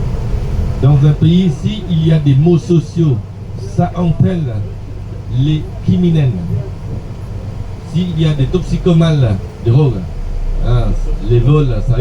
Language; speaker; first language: French; non-native, fluent; Vietnamese